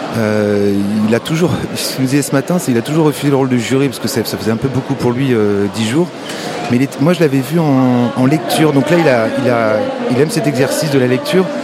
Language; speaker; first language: French; native; French